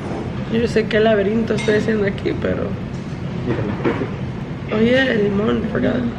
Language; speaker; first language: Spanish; early bilingual, heritage; Spanish